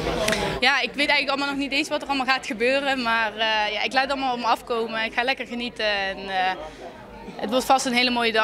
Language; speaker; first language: Dutch; native; Dutch